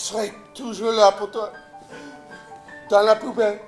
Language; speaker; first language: French; non-native, fluent; English